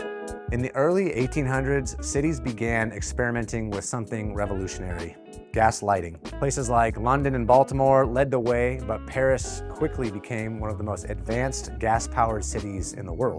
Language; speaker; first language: English; native; English